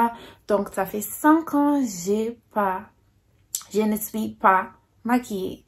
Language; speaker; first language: French; non-native, fluent; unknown